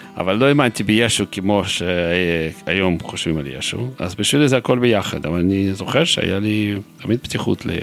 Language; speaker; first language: Hebrew; non-native, fluent; Russian